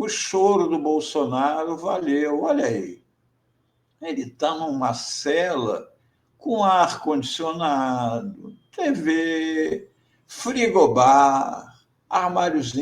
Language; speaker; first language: Portuguese; native; Portuguese